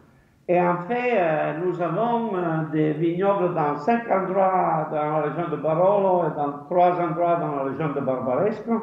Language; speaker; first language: French; non-native, fluent; Italian